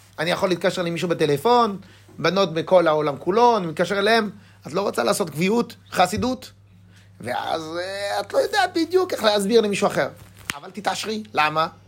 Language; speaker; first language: Hebrew; non-native, fluent; French